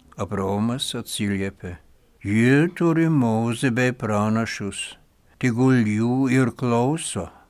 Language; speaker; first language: Lithuanian; non-native, fluent; German